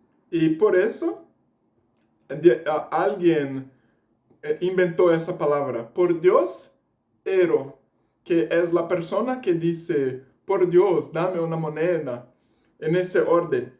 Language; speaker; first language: Spanish; non-native, fluent; Portuguese